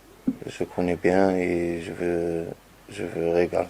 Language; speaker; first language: French; non-native, learner; Arabic